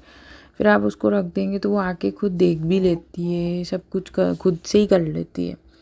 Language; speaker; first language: Hindi; native; Hindi